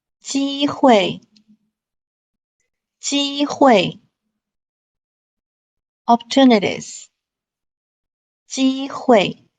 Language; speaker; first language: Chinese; non-native, fluent; English